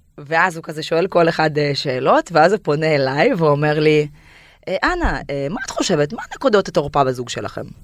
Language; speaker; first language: Hebrew; non-native, fluent; Russian